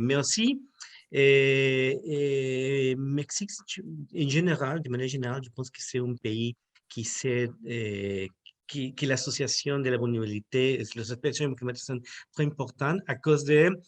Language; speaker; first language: French; non-native, learner; Spanish